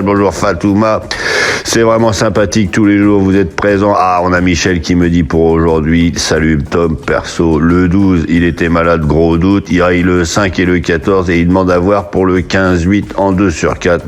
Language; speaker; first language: French; native; French